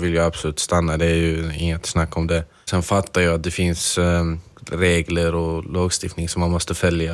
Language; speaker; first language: Swedish; non-native, fluent; Arabic